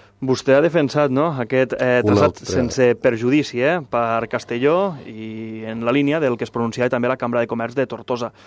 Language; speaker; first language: Catalan; native; Catalan